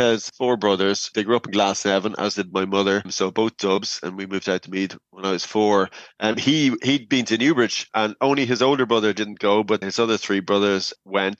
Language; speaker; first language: English; native; English